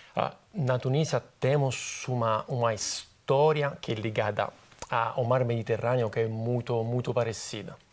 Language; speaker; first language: Portuguese; non-native, fluent; Italian